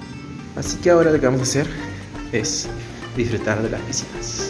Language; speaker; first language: Spanish; native; Spanish